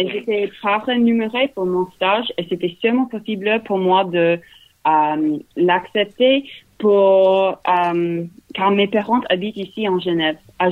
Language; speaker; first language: French; non-native, learner; English